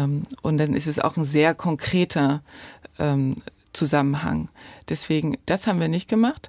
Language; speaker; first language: German; native; German